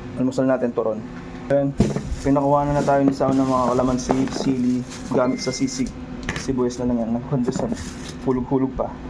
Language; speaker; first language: Filipino; non-native, local second language; Pampanga